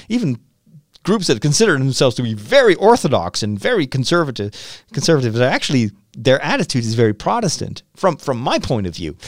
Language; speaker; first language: English; non-native, fluent; Dutch